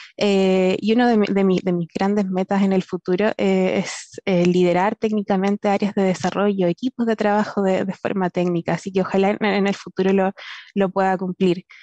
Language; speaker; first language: Spanish; native; Spanish